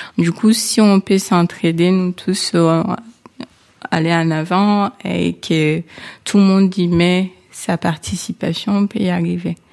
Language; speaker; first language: French; non-native, local second language; Kinyarwanda